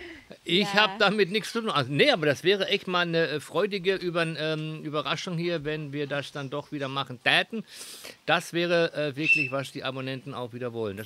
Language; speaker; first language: German; native; German